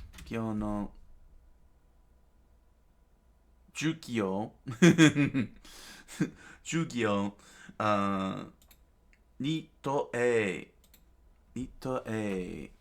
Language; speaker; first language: Japanese; non-native, learner; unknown